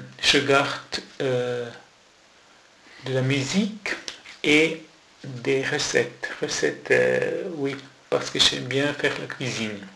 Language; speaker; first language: French; non-native, local second language; German